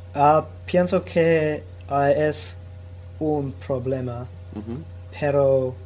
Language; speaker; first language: Spanish; non-native, learner; English